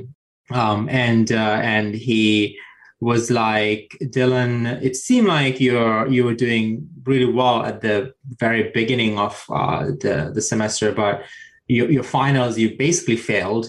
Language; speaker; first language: English; non-native, local second language; Sinhala